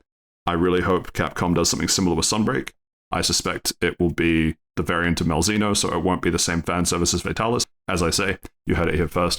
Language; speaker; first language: English; native; English